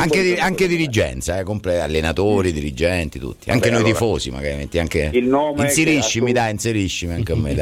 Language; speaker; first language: Italian; native; Italian